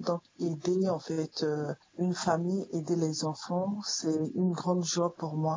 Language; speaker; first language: French; non-native, local second language; Sango